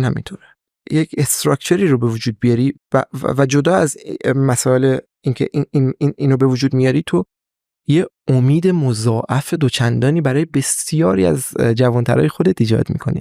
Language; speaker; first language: Persian; native; Persian